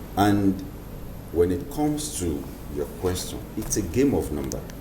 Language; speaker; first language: English; non-native, local second language; Yoruba